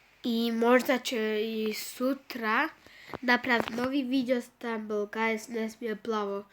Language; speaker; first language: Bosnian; early bilingual, heritage; Bosnian